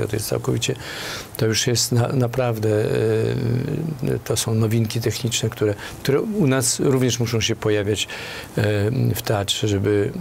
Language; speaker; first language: Polish; native; Polish